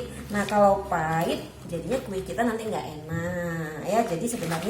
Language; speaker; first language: Indonesian; native; Indonesian